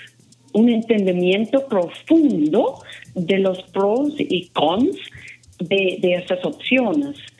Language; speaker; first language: Spanish; non-native, fluent; English